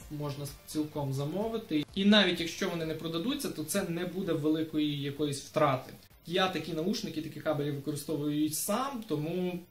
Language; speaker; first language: Ukrainian; non-native, local second language; Russian